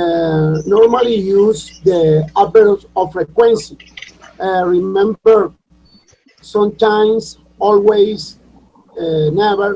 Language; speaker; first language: English; non-native, learner; Spanish